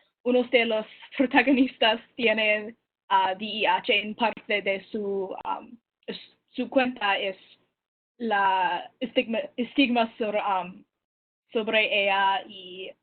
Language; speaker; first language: Spanish; non-native, learner; English